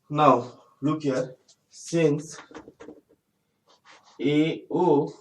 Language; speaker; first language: English; non-native, local second language; Hindi